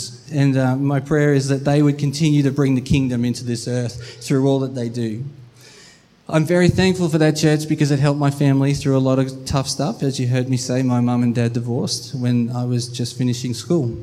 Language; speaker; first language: English; native; English